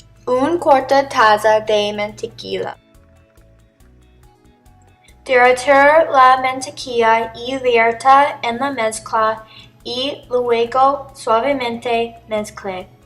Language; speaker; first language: Spanish; non-native, learner; English